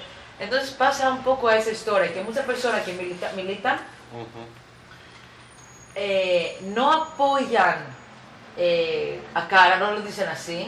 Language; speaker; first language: Spanish; non-native, fluent; Greek